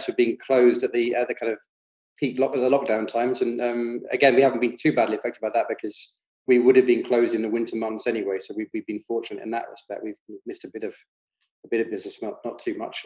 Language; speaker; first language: English; native; English